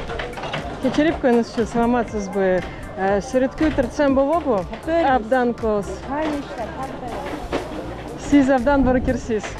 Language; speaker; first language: Kyrgyz; non-native, learner; Russian